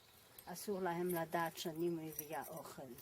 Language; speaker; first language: Hebrew; non-native, fluent; French